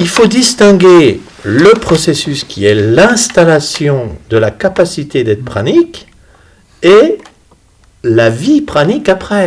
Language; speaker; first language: French; native; French